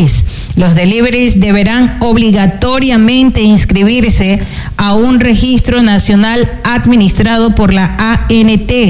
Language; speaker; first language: Spanish; native; Spanish